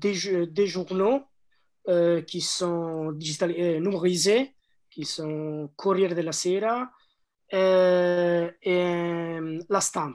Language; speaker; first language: French; non-native, learner; Italian